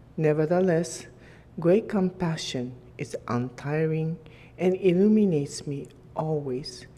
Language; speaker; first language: English; non-native, fluent; Japanese